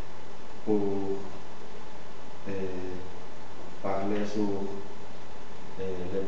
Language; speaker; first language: French; non-native, learner; Spanish